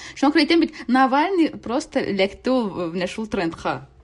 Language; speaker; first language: Tatar; native; Tatar